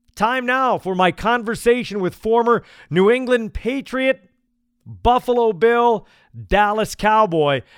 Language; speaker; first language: English; native; English